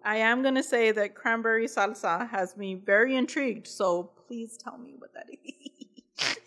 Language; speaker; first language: English; native; English